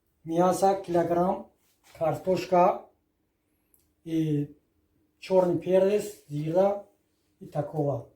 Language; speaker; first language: Russian; non-native, learner; Tajik